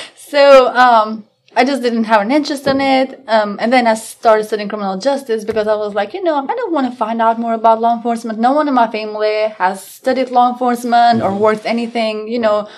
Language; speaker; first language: English; non-native, fluent; Albanian